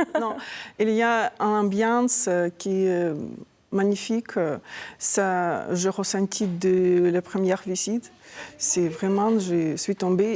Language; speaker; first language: French; non-native, fluent; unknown